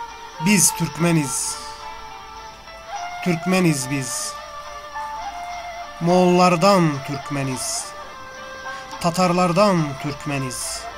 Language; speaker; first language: Turkish; early bilingual, heritage; Turkish